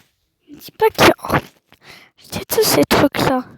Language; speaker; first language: French; native; French